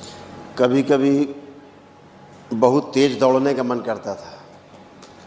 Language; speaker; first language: Hindi; native; Hindi